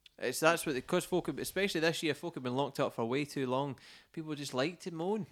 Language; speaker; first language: English; native; English